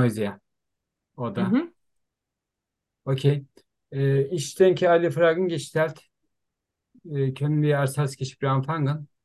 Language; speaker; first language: German; non-native, learner; Turkish